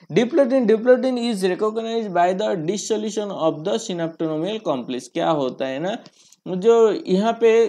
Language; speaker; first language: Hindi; non-native, local second language; Bangla